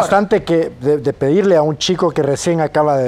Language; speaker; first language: Spanish; native; Spanish